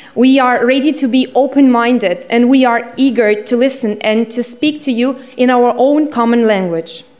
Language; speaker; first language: English; non-native, fluent; Russian